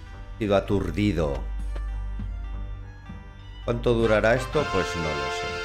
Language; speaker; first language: Spanish; native; Spanish